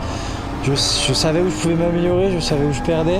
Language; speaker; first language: French; native; French